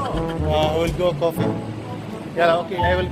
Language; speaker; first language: English; non-native, learner; Filipino